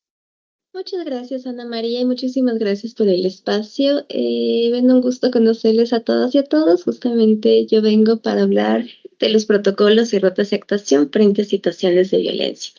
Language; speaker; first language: Spanish; native; Spanish